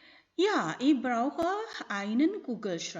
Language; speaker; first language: German; non-native, fluent; Indonesian